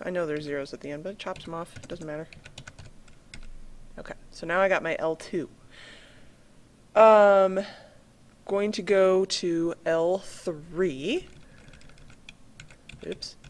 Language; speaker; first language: English; native; English